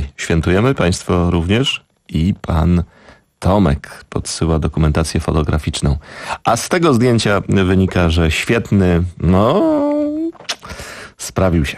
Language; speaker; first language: Polish; native; Polish